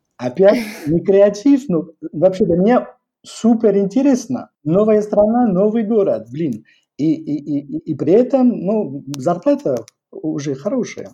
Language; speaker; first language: Russian; non-native, fluent; French